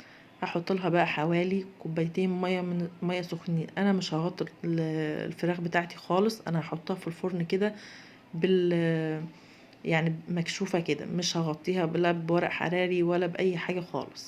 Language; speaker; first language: Arabic; native; Arabic